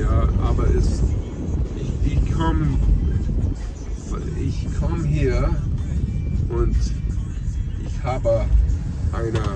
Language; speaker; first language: German; non-native, learner; English